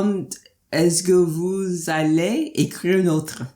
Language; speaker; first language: French; non-native, fluent; English